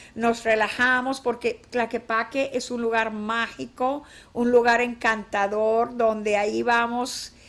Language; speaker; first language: Spanish; native; Spanish